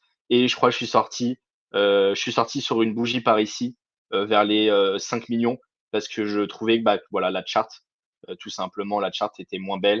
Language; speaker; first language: French; native; French